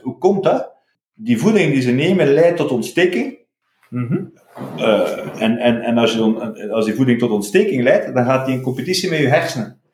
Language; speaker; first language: Dutch; native; Dutch